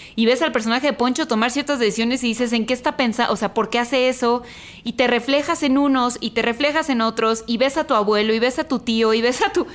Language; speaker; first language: Spanish; native; Spanish